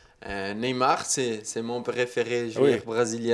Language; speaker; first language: French; non-native, learner; Portuguese